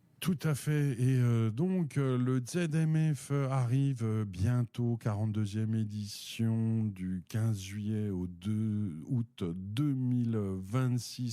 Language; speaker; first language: French; native; French